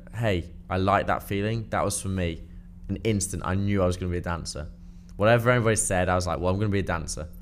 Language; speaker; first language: English; native; English